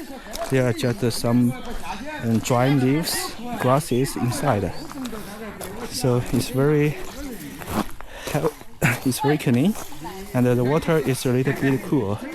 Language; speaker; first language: English; non-native, fluent; Chinese